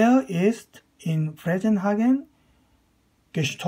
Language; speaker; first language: German; non-native, fluent; Korean